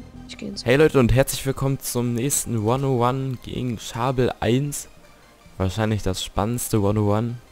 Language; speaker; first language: German; native; German